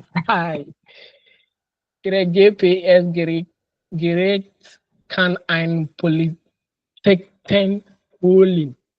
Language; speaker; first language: German; non-native, learner; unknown